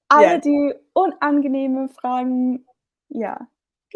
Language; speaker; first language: German; non-native, fluent; English